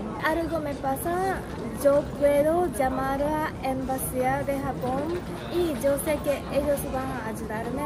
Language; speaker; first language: Spanish; non-native, learner; Japanese